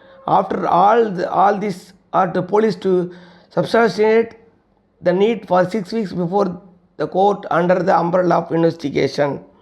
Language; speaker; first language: English; non-native, local second language; Tamil